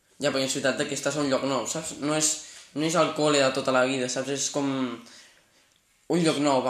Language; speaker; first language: Catalan; non-native, local second language; Spanish